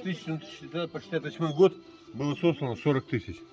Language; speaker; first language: Russian; native; Russian